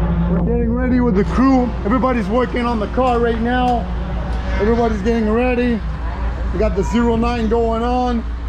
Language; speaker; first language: English; non-native, local second language; French